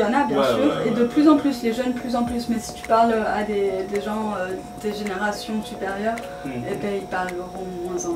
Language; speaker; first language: French; native; French